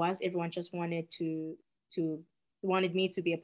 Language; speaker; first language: English; non-native, local second language; Xhosa